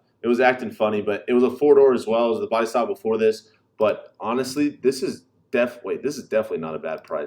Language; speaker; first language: English; native; English